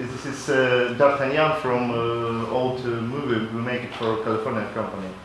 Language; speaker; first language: English; non-native, local second language; Latvian